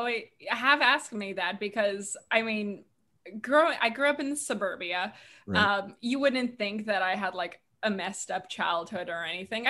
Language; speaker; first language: English; native; English